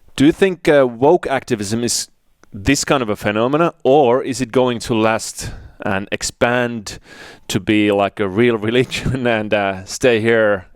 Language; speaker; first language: English; non-native, fluent; Finnish